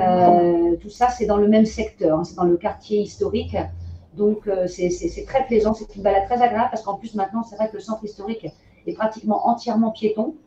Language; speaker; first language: French; native; French